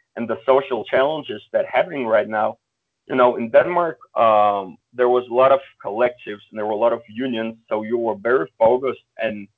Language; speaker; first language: English; early bilingual, other home language; Russian